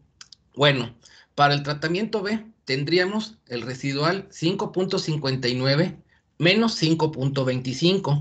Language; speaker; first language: Spanish; native; Spanish